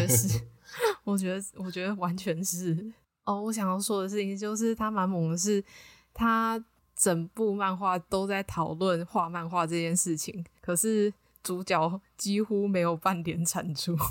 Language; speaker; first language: Chinese; native; Chinese